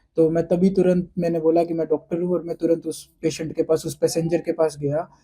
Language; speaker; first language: Hindi; native; Hindi